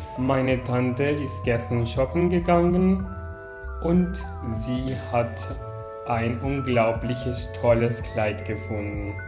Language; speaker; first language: German; non-native, fluent; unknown